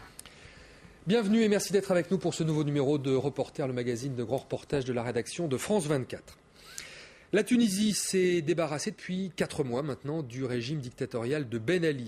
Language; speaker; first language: French; native; French